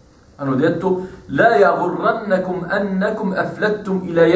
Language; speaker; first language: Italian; non-native, fluent; Arabic